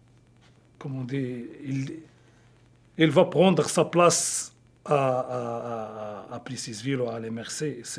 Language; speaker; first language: French; non-native, local second language; Arabic